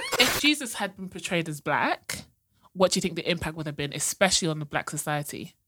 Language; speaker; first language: English; native; English